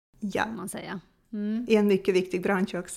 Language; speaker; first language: Swedish; non-native, fluent; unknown